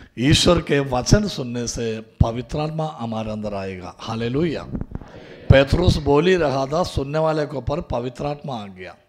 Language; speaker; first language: Hindi; non-native, local second language; Malayalam